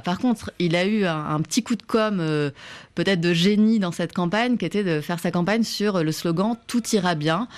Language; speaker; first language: French; native; French